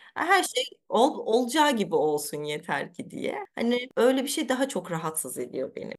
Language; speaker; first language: Turkish; early bilingual, heritage; Turkish